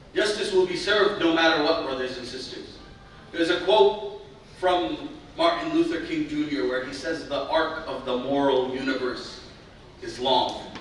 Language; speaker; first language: English; native; English